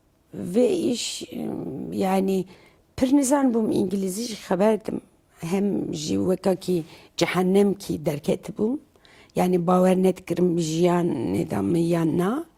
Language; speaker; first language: Kurdish; non-native, local second language; Turkish